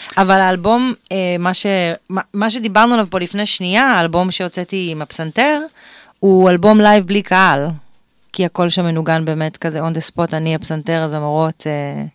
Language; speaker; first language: Hebrew; native; Hebrew